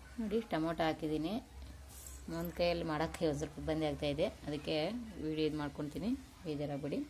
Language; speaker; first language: Kannada; non-native, local second language; Telugu